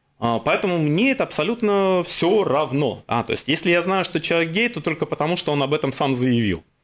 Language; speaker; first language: Russian; native; Russian